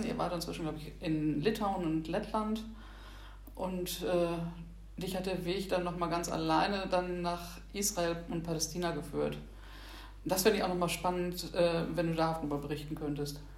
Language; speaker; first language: German; native; German